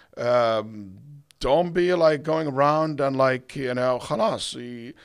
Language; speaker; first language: English; non-native, fluent; Arabic